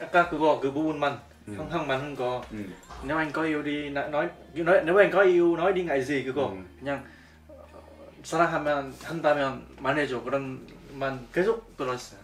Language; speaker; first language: Korean; non-native, learner; Vietnamese